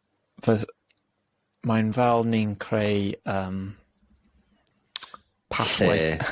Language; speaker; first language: Welsh; non-native, local second language; English